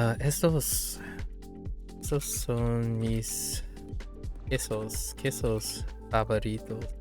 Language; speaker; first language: Spanish; non-native, learner; English